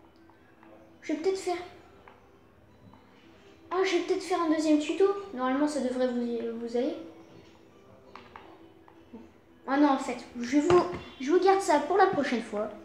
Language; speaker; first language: French; native; French